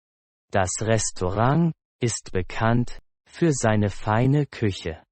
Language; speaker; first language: German; non-native, fluent; Persian